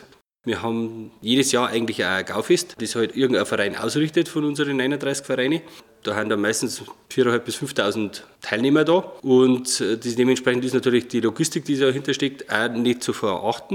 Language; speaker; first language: German; native; German